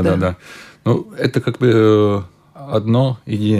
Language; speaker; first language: Russian; non-native, local second language; Latvian